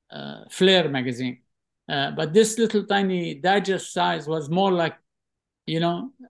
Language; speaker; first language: English; non-native, fluent; Arabic